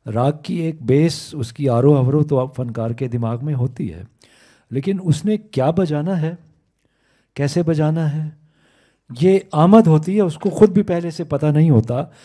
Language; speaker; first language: Urdu; native; Urdu